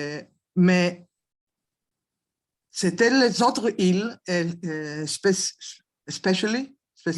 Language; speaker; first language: French; non-native, learner; Greek